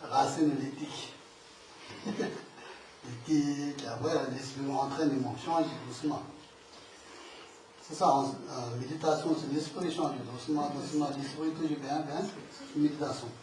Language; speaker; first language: French; non-native, learner; Tibetan